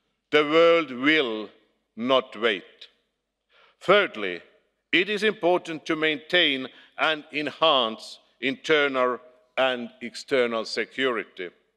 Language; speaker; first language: English; non-native, fluent; Estonian